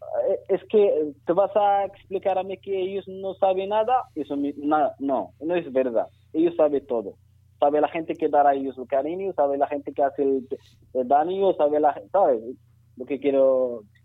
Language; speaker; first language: Spanish; non-native, learner; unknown